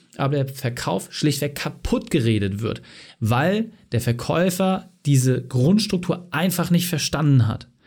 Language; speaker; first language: German; native; German